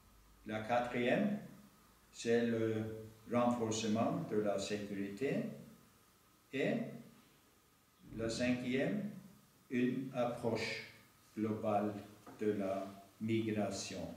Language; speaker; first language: French; non-native, fluent; Norwegian